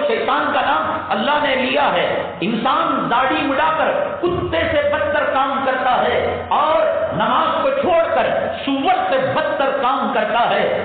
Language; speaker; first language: Urdu; native; Urdu